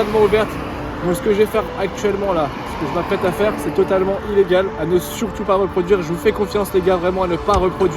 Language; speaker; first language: French; native; French